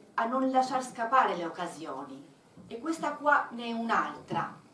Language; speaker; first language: Italian; non-native, fluent; Albanian